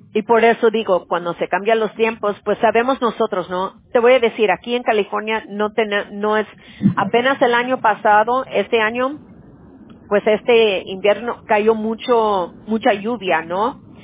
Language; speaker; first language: Spanish; early bilingual, other home language; English